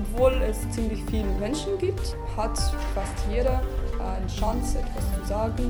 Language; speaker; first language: German; non-native, fluent; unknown